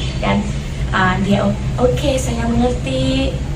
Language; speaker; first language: Indonesian; non-native, learner; Thai